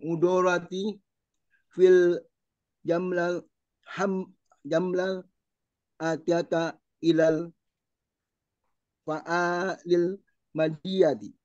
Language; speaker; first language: Arabic; non-native, learner; Indonesian